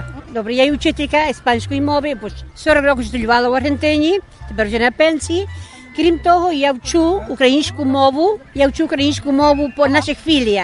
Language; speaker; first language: Ukrainian; early bilingual, heritage; Ukrainian